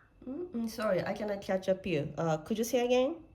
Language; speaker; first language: English; non-native, learner; Japanese